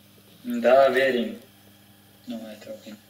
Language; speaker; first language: Russian; non-native, fluent; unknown